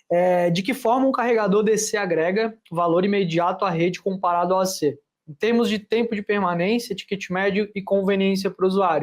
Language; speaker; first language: Portuguese; native; Portuguese